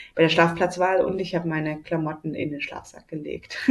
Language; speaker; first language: German; native; German